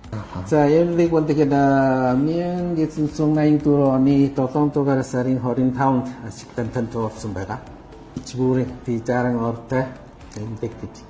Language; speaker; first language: Mongolian; non-native, fluent; Lao